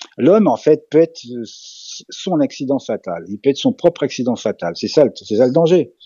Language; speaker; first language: French; early bilingual, other home language; Serbian